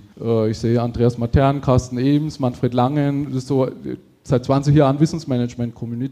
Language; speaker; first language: German; native; German